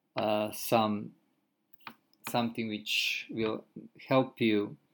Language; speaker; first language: English; non-native, fluent; Croatian